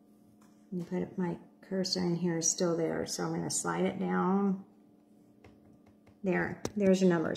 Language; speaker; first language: English; native; English